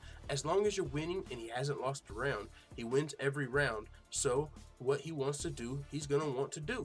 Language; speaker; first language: English; native; English